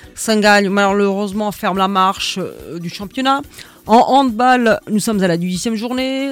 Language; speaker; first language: Portuguese; early bilingual, heritage; Portuguese